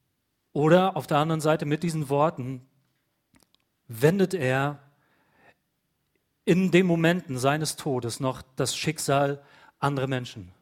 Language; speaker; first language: German; native; German